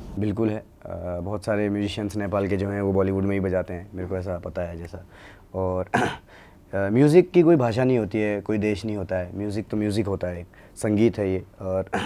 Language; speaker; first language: Hindi; native; Hindi